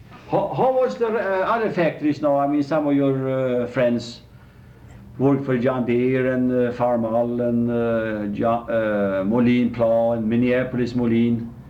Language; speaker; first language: English; non-native, fluent; Swedish